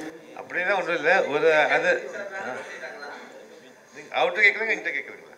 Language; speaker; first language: Tamil; early bilingual, heritage; Tamil